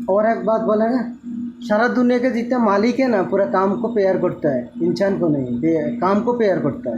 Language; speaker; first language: Hindi; non-native, learner; Bangla